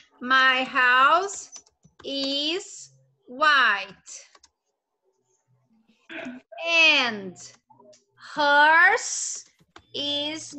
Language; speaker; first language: English; non-native, fluent; Portuguese